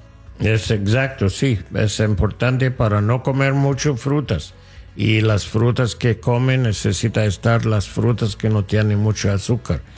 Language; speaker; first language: Spanish; non-native, learner; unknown